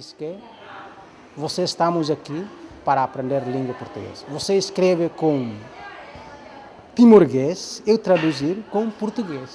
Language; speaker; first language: Portuguese; non-native, learner; Tetum